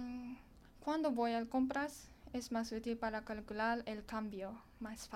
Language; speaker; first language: Spanish; non-native, learner; Japanese